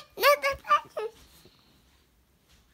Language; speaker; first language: Russian; early bilingual, heritage; Russian